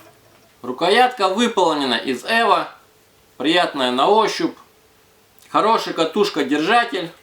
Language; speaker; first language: Russian; native; Russian